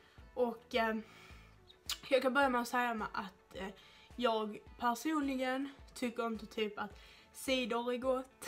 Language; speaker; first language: Swedish; native; Swedish